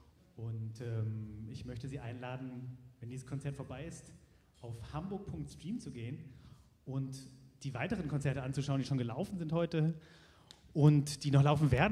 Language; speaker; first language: German; native; German